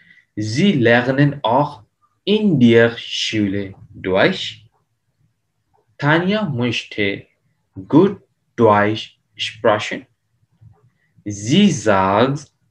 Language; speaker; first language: German; non-native, learner; Hindi